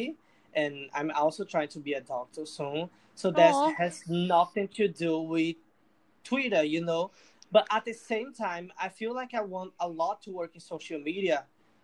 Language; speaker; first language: English; non-native, fluent; Portuguese